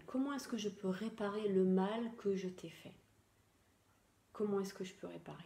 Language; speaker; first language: French; native; French